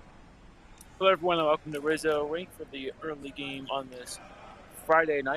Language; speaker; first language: English; native; English